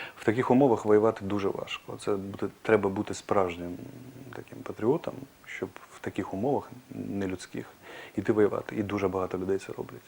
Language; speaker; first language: Ukrainian; non-native, local second language; Russian